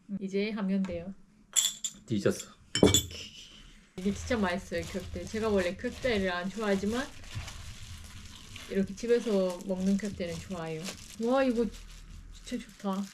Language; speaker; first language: Korean; non-native, learner; Turkish